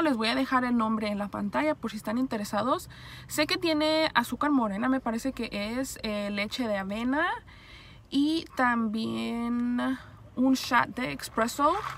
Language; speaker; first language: Spanish; early bilingual, heritage; Spanish